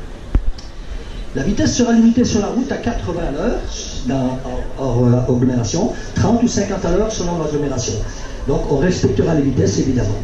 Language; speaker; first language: French; native; French